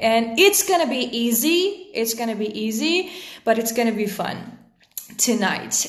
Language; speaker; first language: English; non-native, fluent; Persian